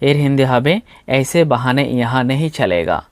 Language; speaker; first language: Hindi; non-native, fluent; Bangla